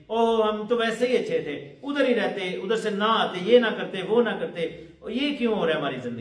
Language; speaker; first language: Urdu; non-native, local second language; Punjabi